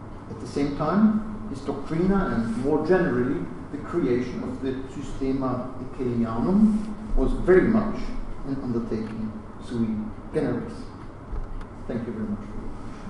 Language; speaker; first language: English; non-native, fluent; German